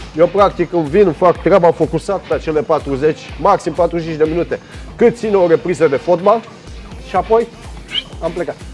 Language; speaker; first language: Romanian; early bilingual, heritage; Romanian